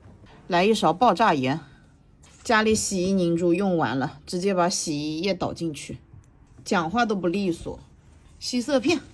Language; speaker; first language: Chinese; native; Chinese